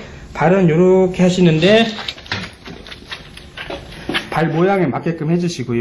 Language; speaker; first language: Korean; native; Korean